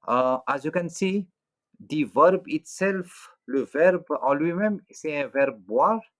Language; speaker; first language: French; non-native, fluent; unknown